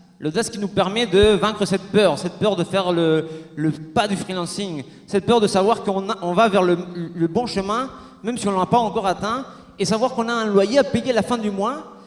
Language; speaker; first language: French; non-native, fluent; Spanish